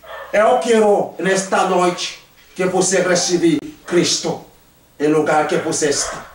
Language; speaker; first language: Portuguese; non-native, learner; Haitian Creole